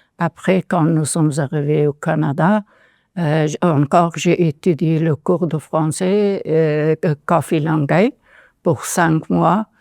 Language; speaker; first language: French; non-native, learner; Persian